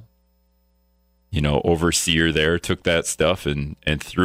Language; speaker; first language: English; native; English